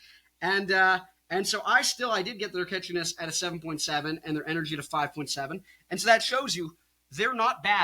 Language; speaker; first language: English; native; English